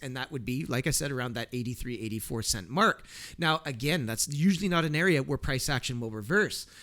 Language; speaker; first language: English; native; English